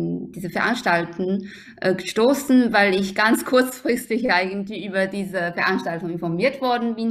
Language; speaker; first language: German; non-native, fluent; Chinese